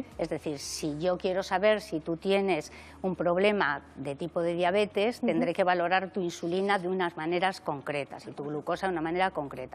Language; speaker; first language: Spanish; native; Spanish